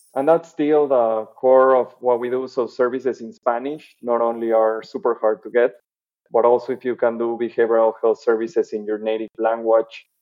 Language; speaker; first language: English; non-native, fluent; Spanish